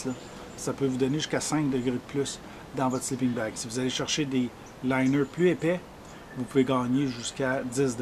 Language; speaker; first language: French; native; French